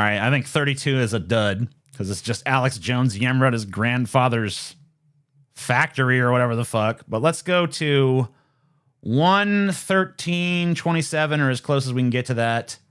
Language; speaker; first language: English; native; English